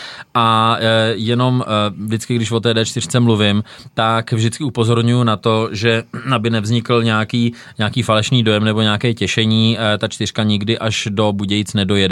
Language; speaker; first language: Czech; native; Czech